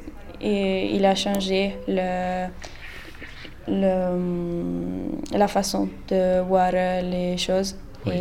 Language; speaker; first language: French; non-native, learner; Italian